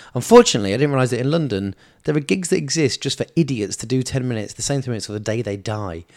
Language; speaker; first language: English; native; English